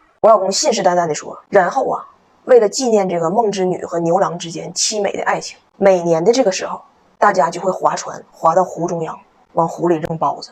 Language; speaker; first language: Chinese; native; Chinese